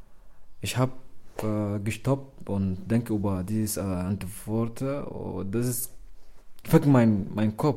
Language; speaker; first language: German; non-native, learner; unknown